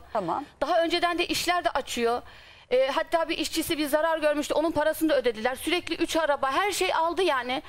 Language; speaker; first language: Turkish; native; Turkish